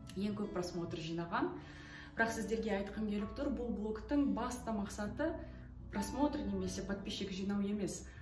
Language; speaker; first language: Kazakh; non-native, local second language; Russian